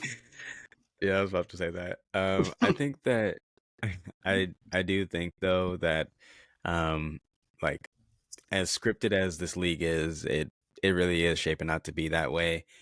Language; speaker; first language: English; native; English